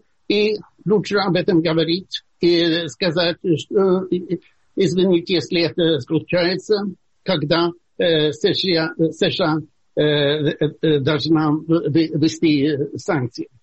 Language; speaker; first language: Russian; non-native, fluent; Swedish